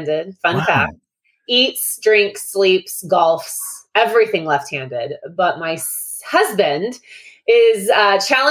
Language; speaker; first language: English; native; English